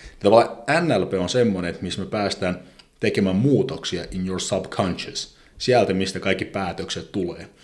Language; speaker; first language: Finnish; non-native, fluent; Azerbaijani